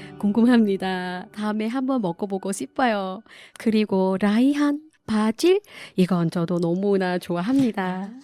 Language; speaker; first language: Korean; non-native, fluent; Vietnamese